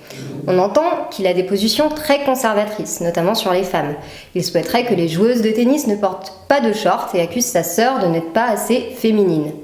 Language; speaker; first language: French; native; French